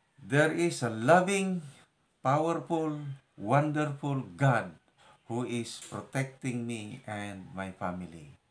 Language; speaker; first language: Filipino; native; Filipino